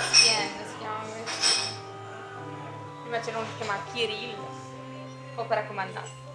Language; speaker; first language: Italian; native; Italian